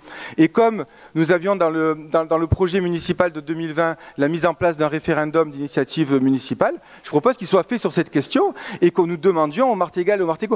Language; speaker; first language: French; native; French